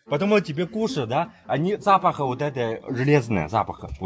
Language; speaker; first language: Russian; non-native, learner; Chinese